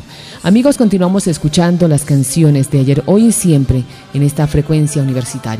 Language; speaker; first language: Spanish; native; Spanish